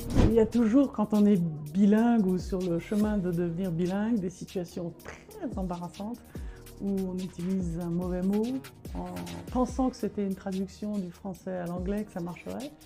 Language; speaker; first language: French; native; French